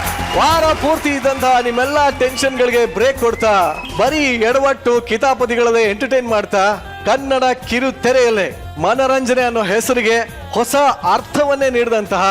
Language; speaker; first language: Kannada; native; Kannada